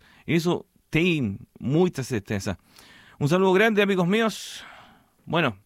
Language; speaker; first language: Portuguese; non-native, learner; Spanish